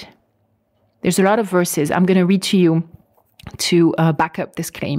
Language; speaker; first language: English; non-native, fluent; French